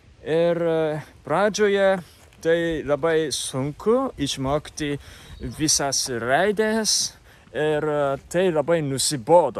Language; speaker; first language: Lithuanian; non-native, fluent; Japanese